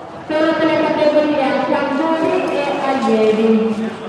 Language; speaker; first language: Italian; native; Italian